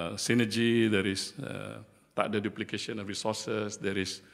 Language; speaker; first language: English; non-native, local second language; Malay